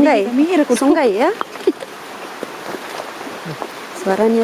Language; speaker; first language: Indonesian; non-native, learner; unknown